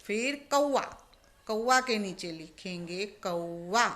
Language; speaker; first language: Hindi; non-native, local second language; Gujarati